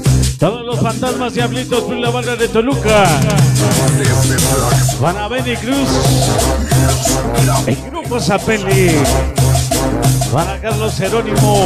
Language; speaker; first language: Spanish; native; Spanish